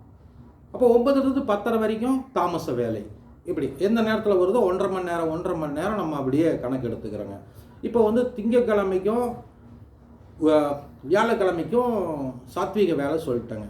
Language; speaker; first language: Tamil; native; Tamil